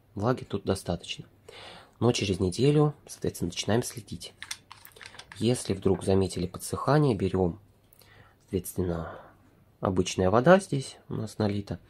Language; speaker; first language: Russian; native; Russian